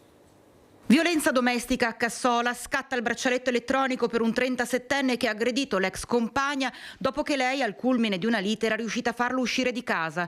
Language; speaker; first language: Italian; native; Italian